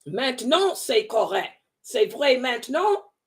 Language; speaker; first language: French; non-native, learner; English